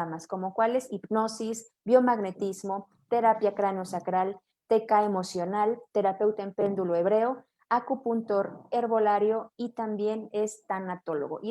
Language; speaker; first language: Spanish; native; Spanish